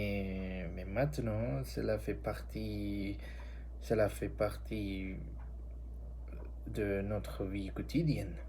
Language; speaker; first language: French; non-native, learner; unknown